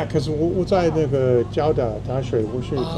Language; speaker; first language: Chinese; non-native, fluent; English